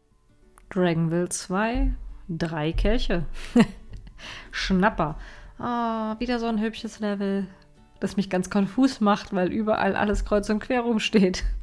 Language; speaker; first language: German; native; German